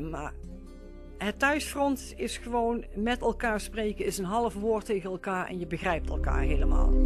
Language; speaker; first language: Dutch; native; Dutch